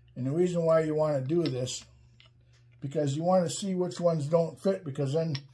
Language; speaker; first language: English; native; English